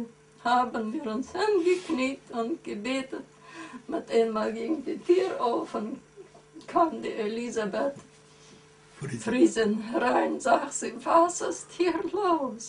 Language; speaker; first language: German; early bilingual, heritage; German